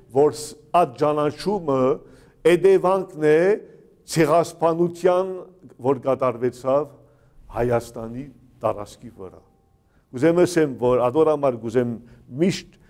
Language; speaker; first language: Armenian; native; Armenian